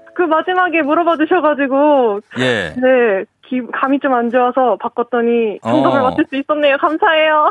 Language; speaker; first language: Korean; native; Korean